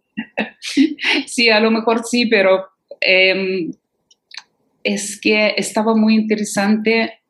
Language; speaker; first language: Spanish; non-native, fluent; Ukrainian